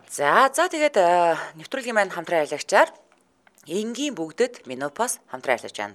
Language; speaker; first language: Mongolian; native; Mongolian